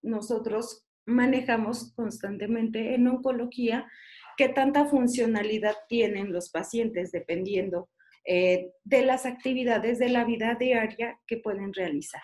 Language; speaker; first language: Spanish; native; Spanish